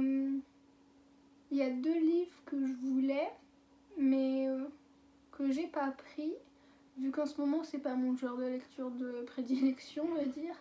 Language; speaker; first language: French; native; French